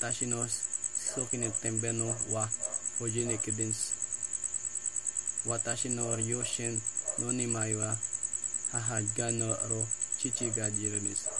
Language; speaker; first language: Japanese; non-native, learner; Filipino